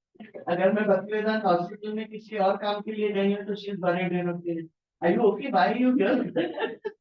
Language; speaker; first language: Hindi; non-native, local second language; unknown